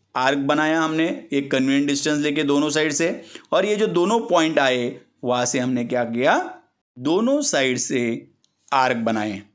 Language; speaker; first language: Hindi; non-native, local second language; Marathi